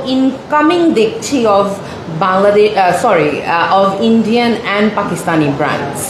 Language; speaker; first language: Bangla; native; Bangla